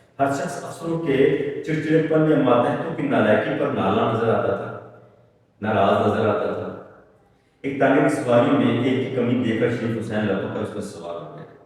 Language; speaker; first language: Urdu; non-native, local second language; Punjabi